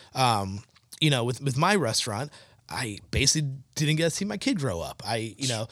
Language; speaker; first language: English; native; English